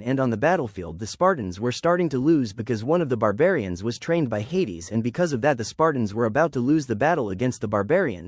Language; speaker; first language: English; native; English